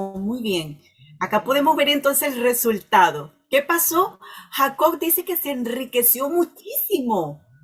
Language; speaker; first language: Spanish; native; Spanish